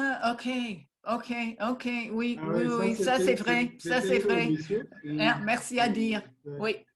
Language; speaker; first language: French; non-native, fluent; English